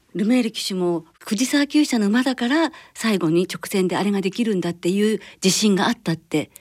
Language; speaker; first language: Japanese; native; Japanese